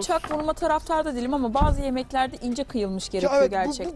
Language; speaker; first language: Turkish; native; Turkish